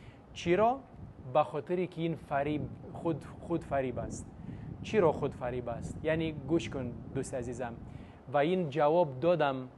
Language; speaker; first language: Persian; non-native, fluent; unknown